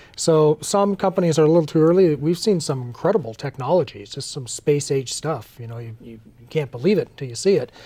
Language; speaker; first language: English; native; English